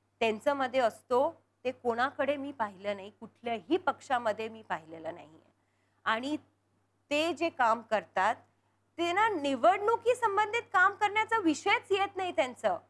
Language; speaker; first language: Marathi; non-native, local second language; Punjabi